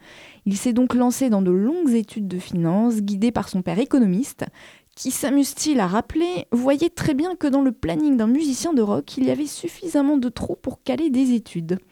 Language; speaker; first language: French; native; French